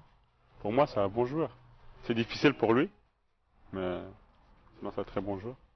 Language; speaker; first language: French; non-native, local second language; Arabic